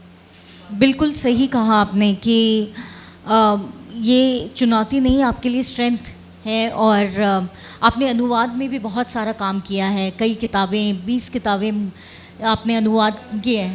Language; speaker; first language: Hindi; native; Hindi